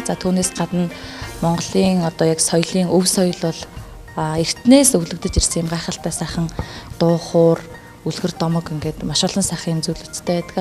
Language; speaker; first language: Mongolian; native; Mongolian